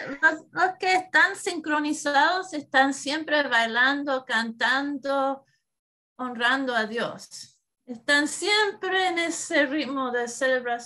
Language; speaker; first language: Spanish; non-native, learner; English